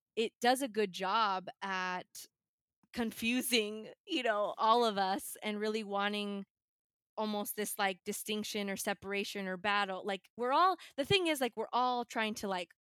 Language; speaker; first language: English; native; English